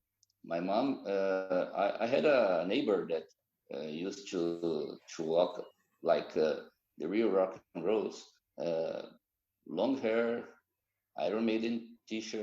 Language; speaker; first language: English; non-native, fluent; Portuguese